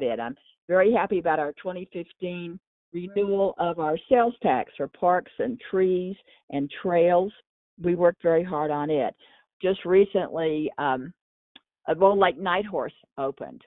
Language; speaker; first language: English; native; English